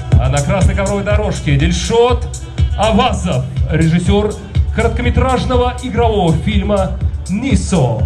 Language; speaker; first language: Russian; native; Russian